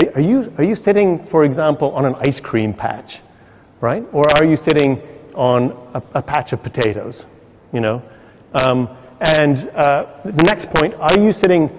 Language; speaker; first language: English; native; English